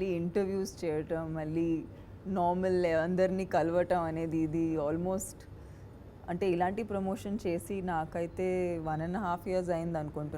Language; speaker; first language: Telugu; non-native, fluent; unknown